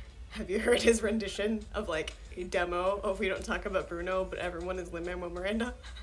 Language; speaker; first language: English; native; English